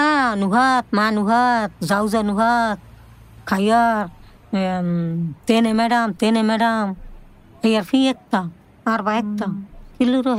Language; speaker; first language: Arabic; non-native, learner; Bangla